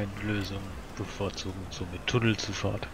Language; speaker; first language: German; native; German